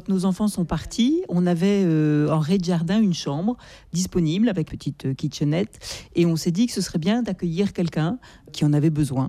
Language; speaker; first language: French; native; French